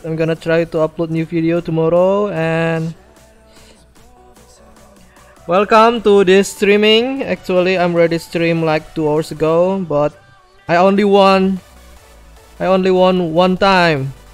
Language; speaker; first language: English; non-native, learner; Indonesian